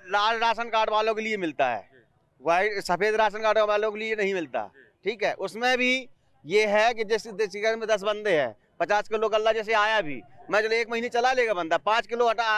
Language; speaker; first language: Hindi; native; Hindi